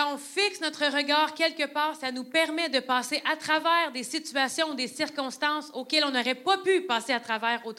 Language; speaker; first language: French; native; French